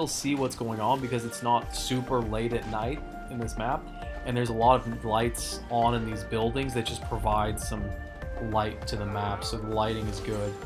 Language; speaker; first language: English; native; English